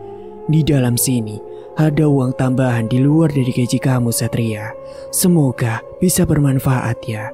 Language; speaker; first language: Indonesian; native; Indonesian